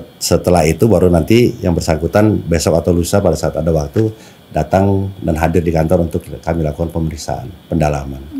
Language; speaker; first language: Indonesian; native; Indonesian